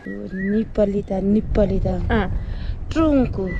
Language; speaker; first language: Chinese; non-native, local second language; Sherpa